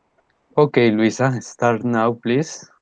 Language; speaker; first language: English; non-native, fluent; Spanish